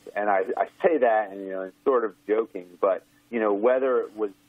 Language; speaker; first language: English; native; English